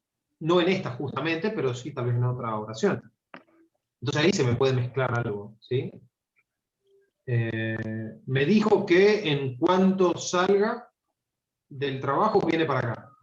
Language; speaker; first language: Spanish; native; Spanish